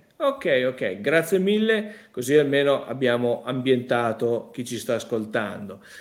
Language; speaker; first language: Italian; native; Italian